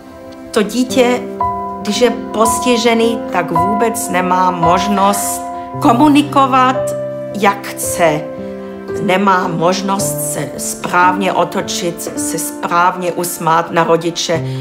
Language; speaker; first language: Czech; early bilingual, other home language; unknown